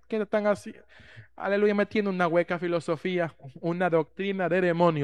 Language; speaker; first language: Spanish; native; Spanish